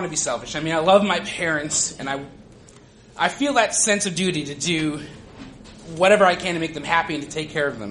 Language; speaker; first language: English; native; English